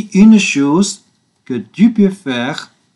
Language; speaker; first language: French; non-native, learner; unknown